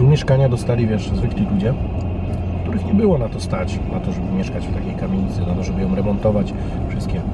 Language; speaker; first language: Russian; non-native, learner; Polish